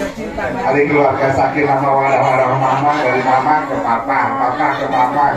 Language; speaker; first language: Indonesian; non-native, local second language; Sundanese